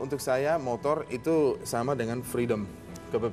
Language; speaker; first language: Indonesian; non-native, fluent; Dutch